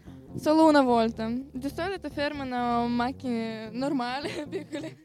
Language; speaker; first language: Italian; non-native, learner; Russian